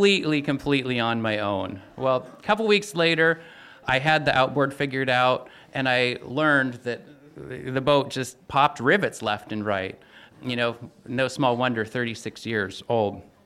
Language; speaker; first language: English; native; English